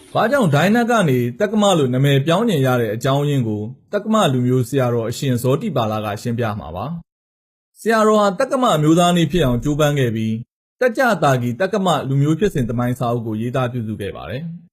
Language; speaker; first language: Burmese; native; Burmese